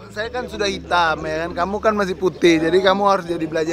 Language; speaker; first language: Indonesian; native; Indonesian